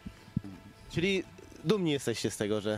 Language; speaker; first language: Polish; native; Polish